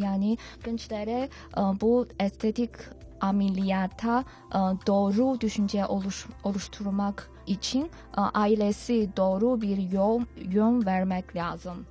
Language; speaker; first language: Turkish; non-native, learner; Chinese